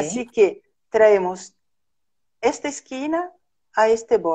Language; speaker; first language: Spanish; non-native, fluent; Portuguese